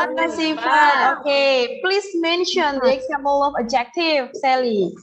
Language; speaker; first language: English; non-native, learner; Indonesian